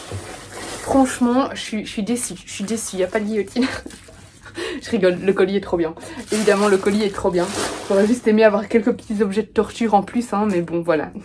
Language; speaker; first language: French; native; French